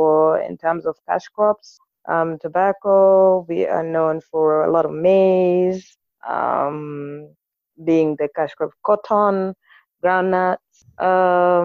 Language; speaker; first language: English; non-native, local second language; Swahili